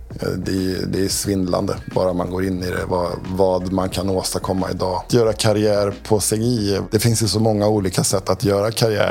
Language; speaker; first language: Swedish; native; Swedish